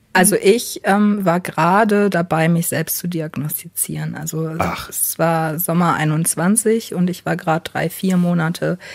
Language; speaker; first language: German; native; German